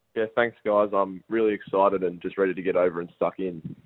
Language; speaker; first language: English; native; English